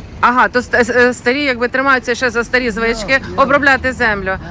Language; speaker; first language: Ukrainian; native; Ukrainian